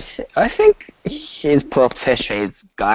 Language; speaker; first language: English; non-native, learner; Japanese